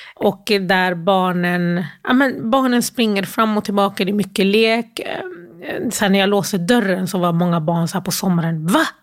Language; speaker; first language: Swedish; early bilingual, other home language; Arabic